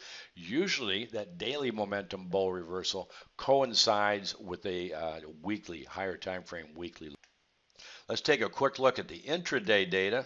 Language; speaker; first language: English; native; English